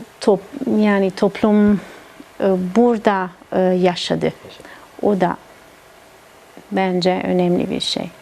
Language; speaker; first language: Turkish; non-native, learner; Italian